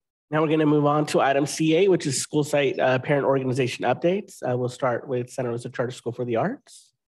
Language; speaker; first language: English; native; English